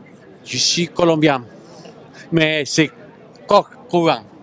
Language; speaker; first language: French; non-native, learner; Spanish